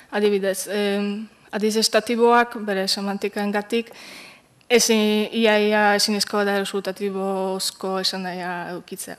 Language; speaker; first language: Basque; non-native, fluent; Polish